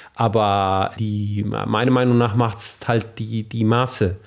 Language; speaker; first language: German; non-native, fluent; Spanish